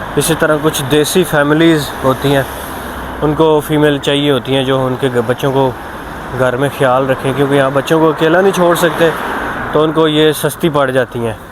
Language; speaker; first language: Urdu; non-native, local second language; Punjabi